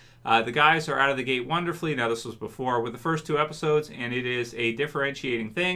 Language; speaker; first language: English; native; English